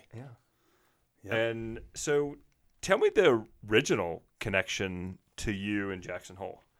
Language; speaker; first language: English; native; English